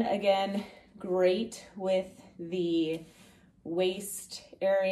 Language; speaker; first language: English; native; English